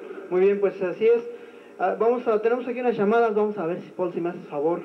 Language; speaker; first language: Spanish; native; Spanish